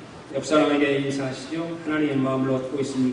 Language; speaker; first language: Korean; native; Korean